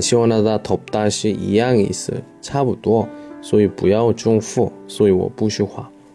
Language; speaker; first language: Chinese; non-native, learner; Korean